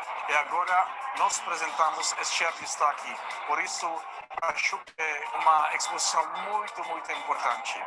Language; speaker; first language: Portuguese; non-native, fluent; Czech